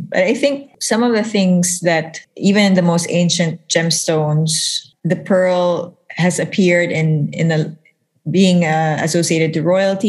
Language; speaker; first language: English; non-native, local second language; Filipino